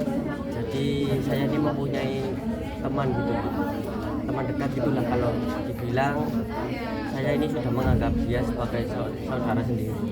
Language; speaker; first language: Indonesian; native; Indonesian